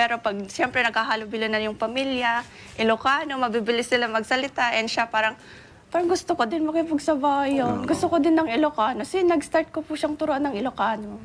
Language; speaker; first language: Filipino; non-native, local second language; Iloko